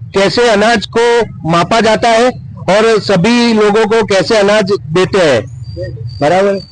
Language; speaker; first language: Hindi; non-native, local second language; Gujarati